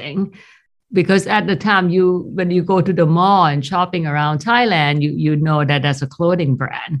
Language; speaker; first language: English; non-native, fluent; Thai